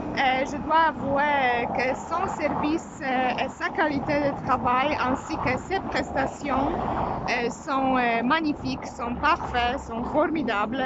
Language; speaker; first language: French; non-native, fluent; Polish